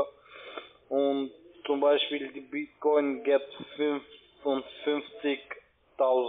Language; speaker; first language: German; non-native, learner; Albanian